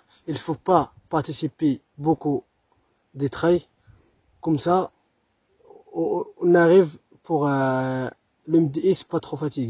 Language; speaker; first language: French; non-native, local second language; Arabic